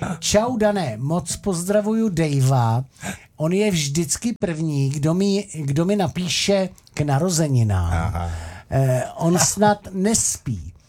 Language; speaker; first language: Czech; native; Czech